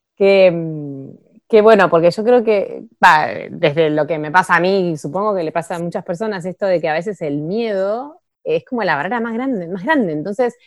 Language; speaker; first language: Spanish; native; Spanish